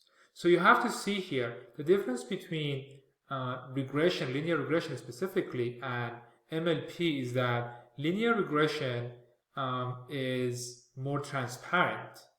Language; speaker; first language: English; non-native, fluent; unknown